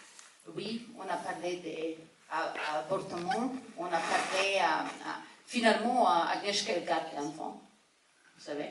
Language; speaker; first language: French; non-native, fluent; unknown